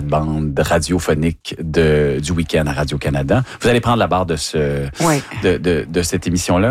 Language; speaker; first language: French; native; French